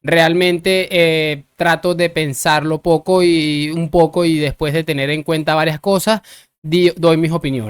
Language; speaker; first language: Spanish; native; Spanish